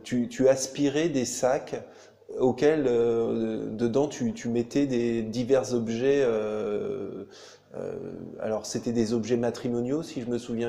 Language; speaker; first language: French; native; French